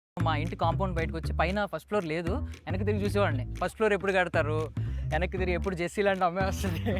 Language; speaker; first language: Telugu; native; Telugu